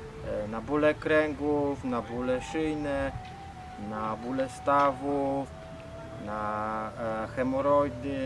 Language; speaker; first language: Polish; non-native, fluent; Vietnamese